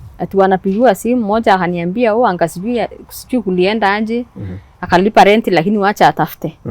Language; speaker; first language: Swahili; non-native, local second language; Meru